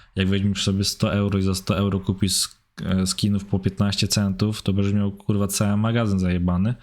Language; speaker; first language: Polish; early bilingual, heritage; German